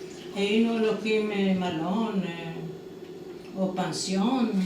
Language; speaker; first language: Hebrew; non-native, fluent; Italian